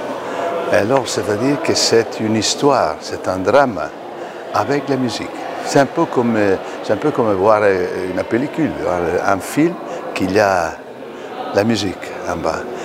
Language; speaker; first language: French; non-native, fluent; Italian